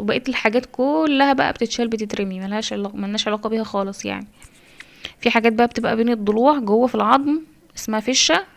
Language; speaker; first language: Arabic; native; Arabic